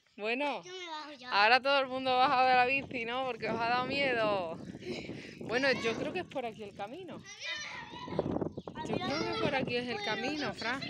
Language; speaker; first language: Spanish; native; Spanish